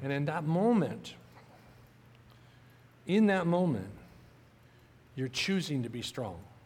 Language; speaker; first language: English; native; English